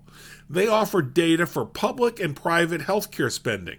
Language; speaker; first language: English; native; English